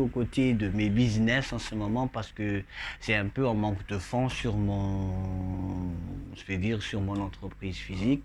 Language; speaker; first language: French; non-native, local second language; Malagasy